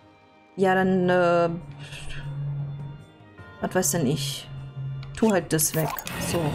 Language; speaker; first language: German; native; German